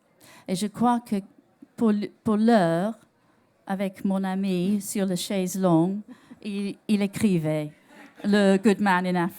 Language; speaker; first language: French; non-native, learner; English